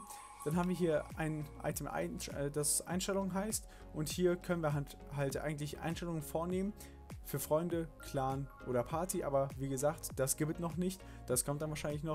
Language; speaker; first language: German; native; German